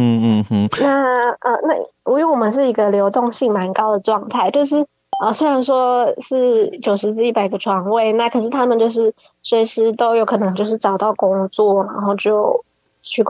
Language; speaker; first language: Chinese; native; Chinese